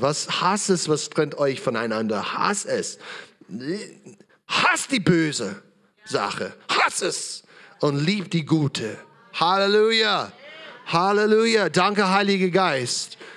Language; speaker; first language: German; non-native, learner; English